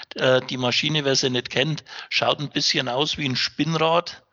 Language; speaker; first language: German; native; German